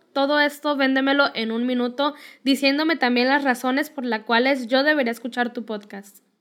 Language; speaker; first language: Spanish; native; Spanish